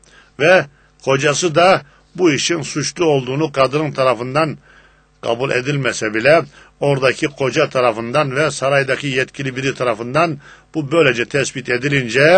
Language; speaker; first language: Turkish; native; Turkish